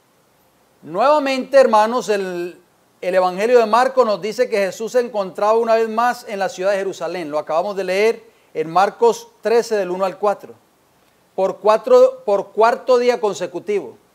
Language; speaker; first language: Spanish; native; Spanish